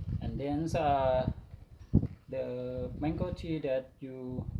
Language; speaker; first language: English; non-native, learner; Thai